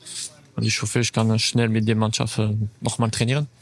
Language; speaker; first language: German; non-native, learner; French